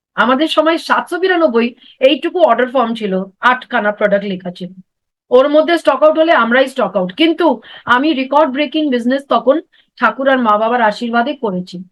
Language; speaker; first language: Bangla; non-native, local second language; Hindi